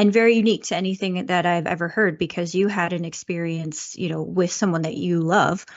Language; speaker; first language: English; native; English